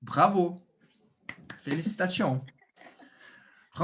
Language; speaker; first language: French; non-native, fluent; Portuguese